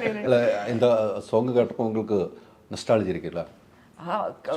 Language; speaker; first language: Tamil; non-native, fluent; Malayalam